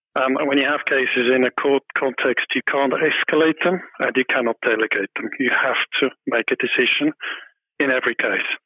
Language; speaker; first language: English; non-native, fluent; German